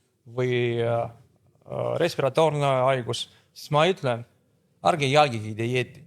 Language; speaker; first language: Estonian; non-native, fluent; Russian